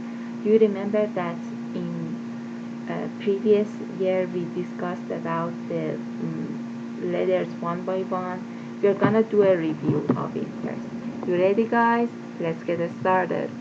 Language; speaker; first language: English; non-native, fluent; Persian